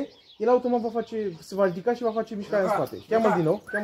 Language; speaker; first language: Romanian; native; Romanian